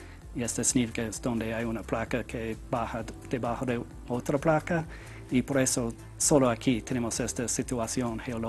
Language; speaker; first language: Spanish; non-native, learner; English